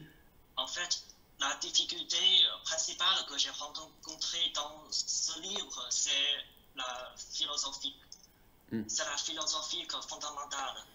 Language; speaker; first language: French; non-native, learner; Chinese